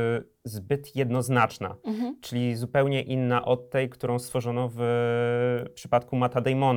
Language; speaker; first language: Polish; native; Polish